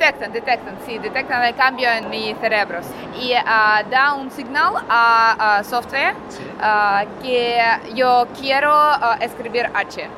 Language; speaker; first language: Spanish; non-native, learner; Russian